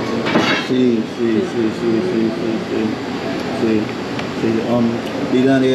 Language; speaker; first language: Spanish; non-native, learner; English